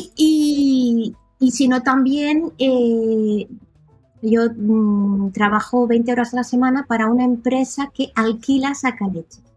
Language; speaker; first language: Spanish; non-native, local second language; Catalan